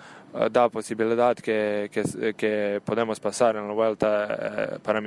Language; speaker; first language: Spanish; non-native, learner; Serbian